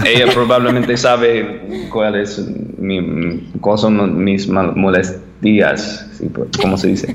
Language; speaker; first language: Spanish; non-native, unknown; English